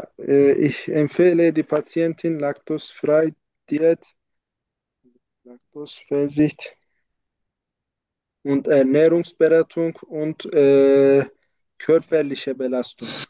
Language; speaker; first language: German; non-native, learner; Turkish